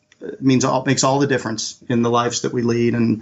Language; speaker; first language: English; native; English